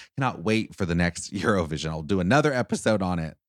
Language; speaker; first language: English; early bilingual, other home language; Spanish